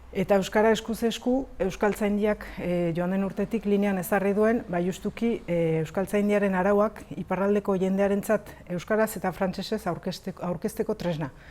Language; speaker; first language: Basque; native; Basque